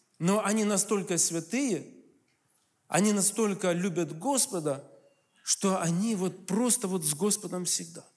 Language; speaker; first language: Russian; native; Russian